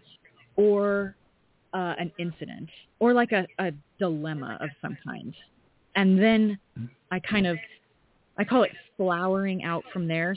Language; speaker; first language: English; native; English